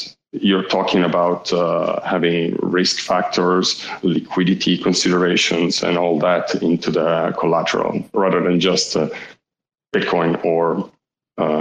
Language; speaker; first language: English; non-native, fluent; Italian